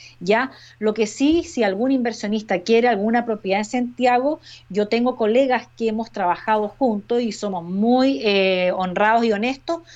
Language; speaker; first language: Spanish; native; Spanish